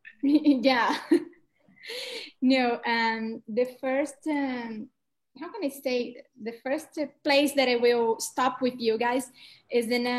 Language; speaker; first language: English; non-native, learner; Portuguese